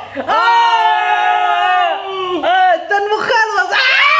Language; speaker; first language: Spanish; native; Spanish